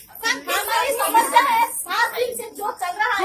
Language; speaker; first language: Hindi; non-native, local second language; Odia